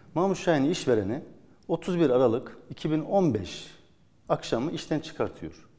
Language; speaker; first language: Turkish; native; Turkish